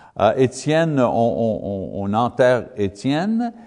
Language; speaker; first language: French; non-native, learner; English